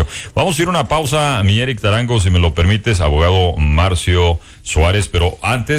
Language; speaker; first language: Spanish; native; Spanish